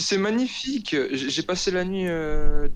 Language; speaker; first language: French; native; French